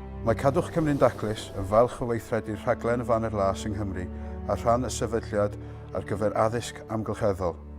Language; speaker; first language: Welsh; native; Welsh